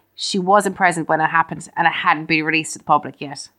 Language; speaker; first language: English; native; English